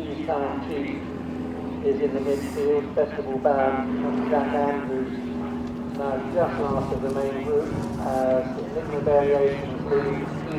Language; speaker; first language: English; native; English